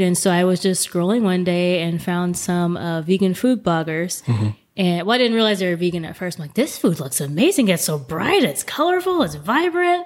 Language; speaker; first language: English; native; English